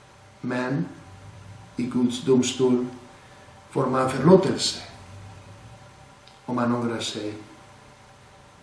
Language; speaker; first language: Swedish; non-native, fluent; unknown